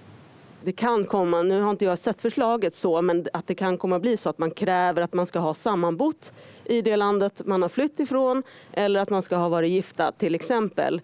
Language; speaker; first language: Swedish; native; Swedish